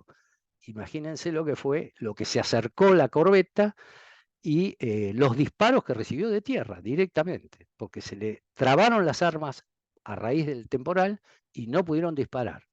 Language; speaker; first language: Spanish; native; Spanish